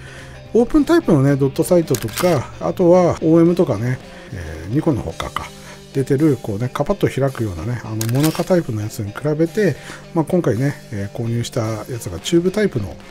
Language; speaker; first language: Japanese; native; Japanese